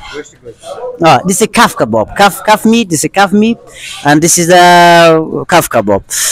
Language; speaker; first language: English; non-native, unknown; Persian